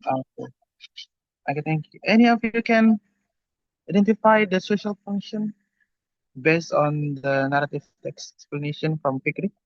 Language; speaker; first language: English; non-native, learner; Indonesian